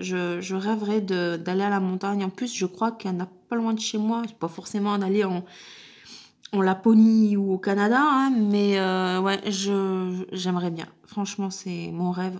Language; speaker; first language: French; native; French